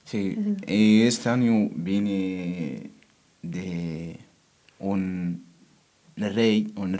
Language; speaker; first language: Spanish; non-native, learner; Berber languages